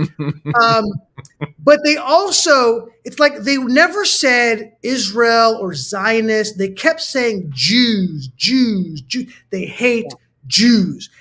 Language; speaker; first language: English; native; English